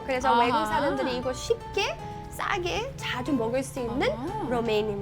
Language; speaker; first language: Korean; non-native, fluent; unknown